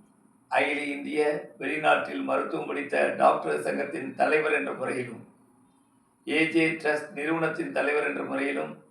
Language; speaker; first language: Tamil; native; Tamil